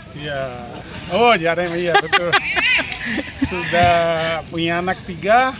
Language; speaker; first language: Indonesian; non-native, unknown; Portuguese